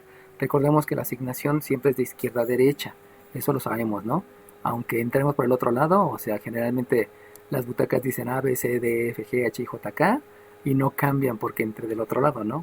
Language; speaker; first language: Spanish; native; Spanish